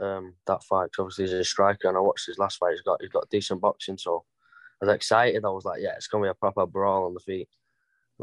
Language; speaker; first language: English; native; English